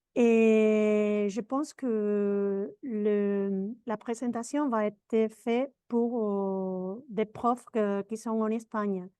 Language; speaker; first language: French; non-native, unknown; Spanish